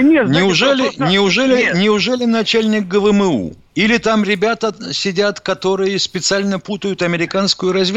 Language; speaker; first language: Russian; native; Russian